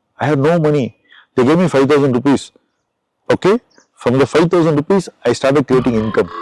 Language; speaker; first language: English; non-native, local second language; Tamil